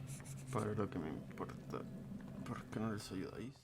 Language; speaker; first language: Spanish; native; Spanish